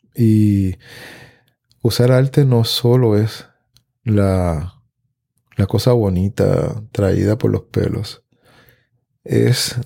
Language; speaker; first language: Spanish; native; Spanish